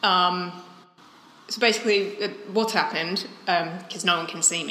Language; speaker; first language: English; native; English